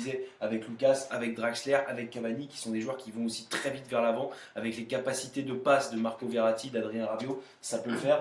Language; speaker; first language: French; native; French